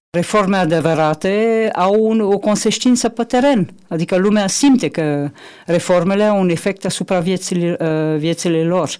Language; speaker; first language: Romanian; non-native, fluent; French